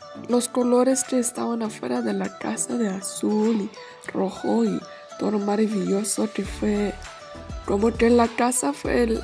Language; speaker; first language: Spanish; non-native, learner; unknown